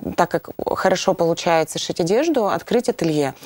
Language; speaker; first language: Russian; native; Russian